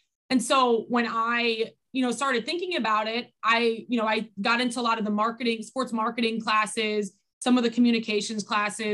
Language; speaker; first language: English; native; English